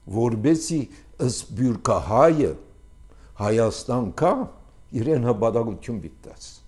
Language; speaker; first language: Armenian; early bilingual, heritage; Armenian